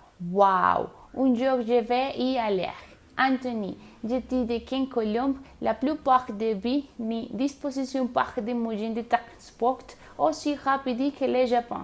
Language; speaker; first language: French; non-native, learner; Spanish